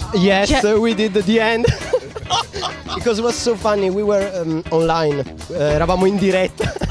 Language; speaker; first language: English; non-native, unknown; Italian